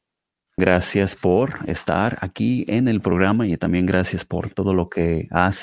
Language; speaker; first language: Spanish; non-native, fluent; English